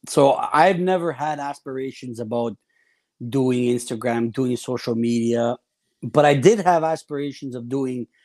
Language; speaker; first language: English; early bilingual, other home language; Italian